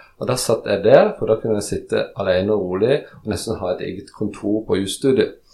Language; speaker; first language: Norwegian; early bilingual, other home language; Polish